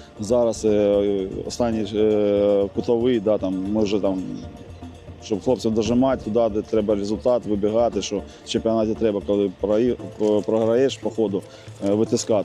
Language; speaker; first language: Ukrainian; native; Ukrainian